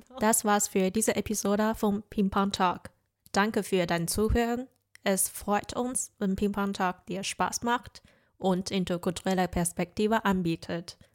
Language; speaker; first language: German; non-native, fluent; Chinese